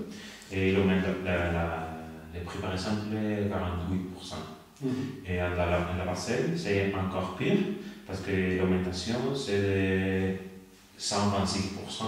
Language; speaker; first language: French; non-native, learner; Spanish